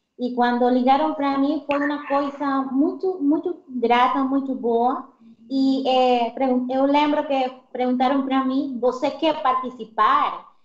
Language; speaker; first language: Portuguese; non-native, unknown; Spanish